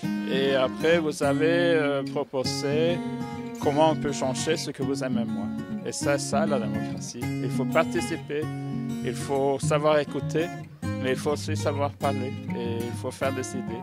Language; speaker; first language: French; non-native, fluent; Norwegian